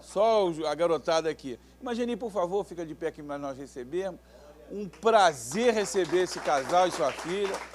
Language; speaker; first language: Portuguese; native; Portuguese